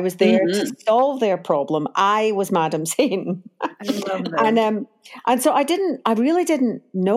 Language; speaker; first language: English; native; English